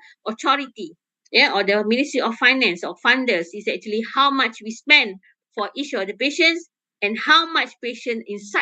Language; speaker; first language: English; non-native, local second language; Malay